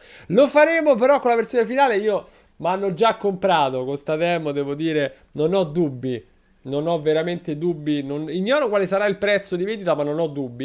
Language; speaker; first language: Italian; native; Italian